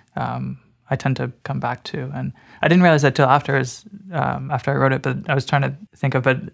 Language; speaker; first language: English; native; English